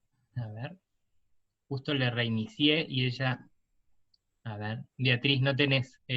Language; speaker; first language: Spanish; native; Spanish